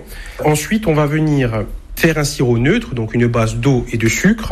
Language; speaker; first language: French; native; French